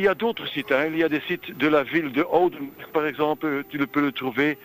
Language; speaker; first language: French; non-native, local second language; Dutch